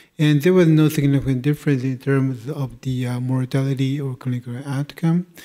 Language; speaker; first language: English; non-native, fluent; Japanese